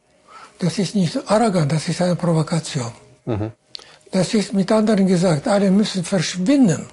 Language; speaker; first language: German; non-native, fluent; Russian